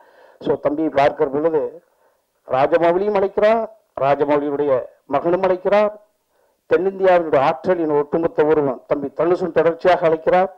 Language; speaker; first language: Tamil; native; Tamil